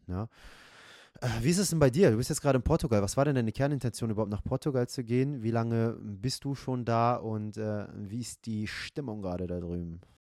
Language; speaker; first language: German; native; German